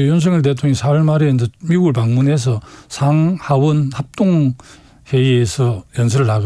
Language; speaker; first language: Korean; native; Korean